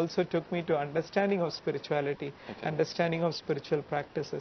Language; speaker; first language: English; non-native, local second language; Malayalam